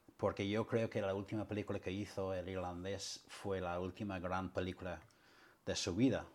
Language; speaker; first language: Spanish; non-native, fluent; English